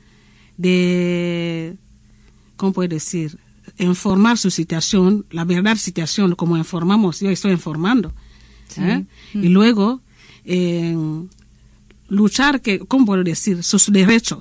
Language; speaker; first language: Spanish; non-native, learner; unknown